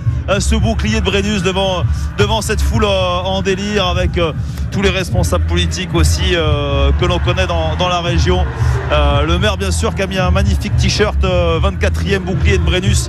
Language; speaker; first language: French; native; French